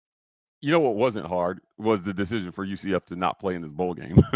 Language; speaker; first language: English; native; English